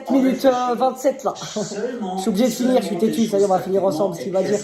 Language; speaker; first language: French; native; French